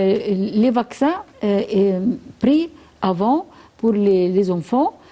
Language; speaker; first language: French; non-native, fluent; Arabic